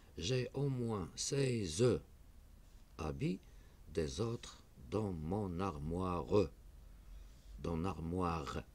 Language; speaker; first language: French; non-native, local second language; Arabic